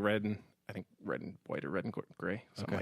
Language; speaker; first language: English; native; English